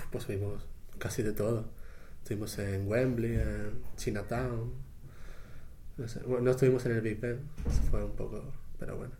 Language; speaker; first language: Spanish; native; Spanish